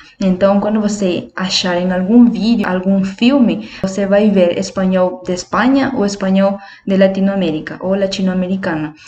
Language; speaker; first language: Portuguese; non-native, fluent; Spanish